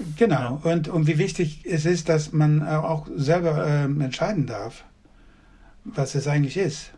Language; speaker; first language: German; non-native, fluent; Swedish